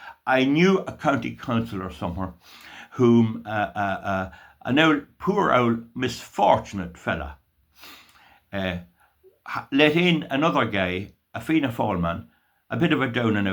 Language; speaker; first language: English; native; English